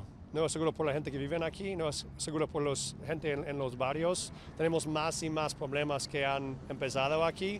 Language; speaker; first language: Spanish; non-native, fluent; English